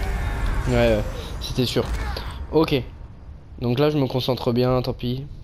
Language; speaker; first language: French; native; French